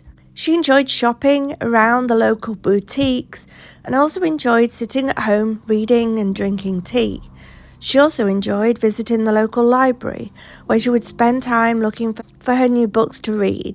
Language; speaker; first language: English; native; English